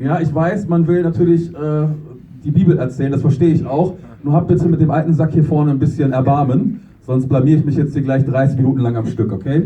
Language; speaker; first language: German; native; German